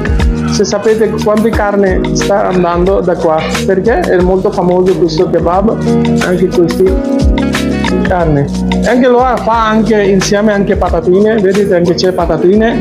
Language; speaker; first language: Italian; non-native, learner; Bangla